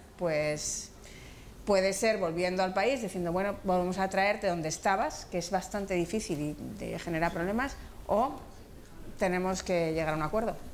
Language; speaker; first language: Spanish; native; Spanish